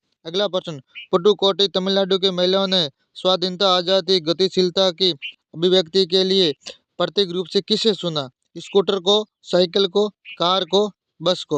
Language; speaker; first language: Hindi; native; Hindi